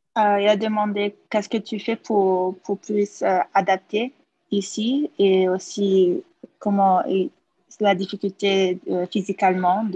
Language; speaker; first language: French; non-native, fluent; English